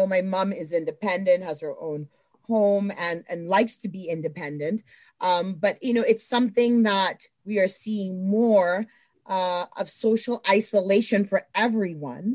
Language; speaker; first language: English; native; English